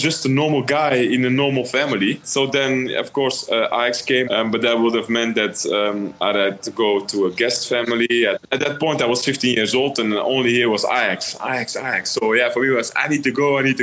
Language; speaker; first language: English; non-native, fluent; Dutch